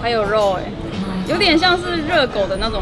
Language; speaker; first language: Chinese; native; Chinese